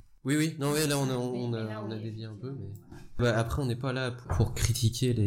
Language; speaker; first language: French; native; French